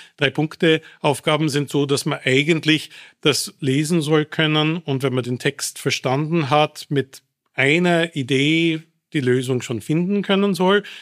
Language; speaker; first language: German; early bilingual, other home language; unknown